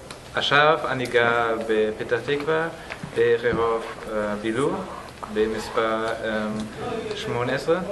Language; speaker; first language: Hebrew; non-native, learner; German